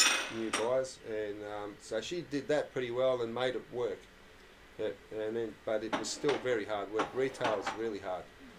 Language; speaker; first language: English; non-native, local second language; Croatian